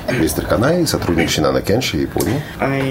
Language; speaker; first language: Russian; native; Russian